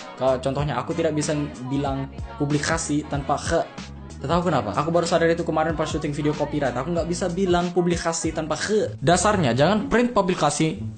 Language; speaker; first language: Indonesian; early bilingual, heritage; English